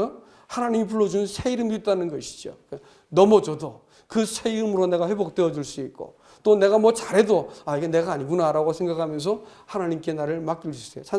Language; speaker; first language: Korean; native; Korean